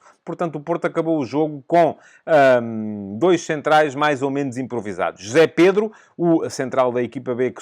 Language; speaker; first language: Portuguese; native; Portuguese